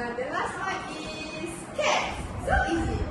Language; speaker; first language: English; non-native, learner; Malay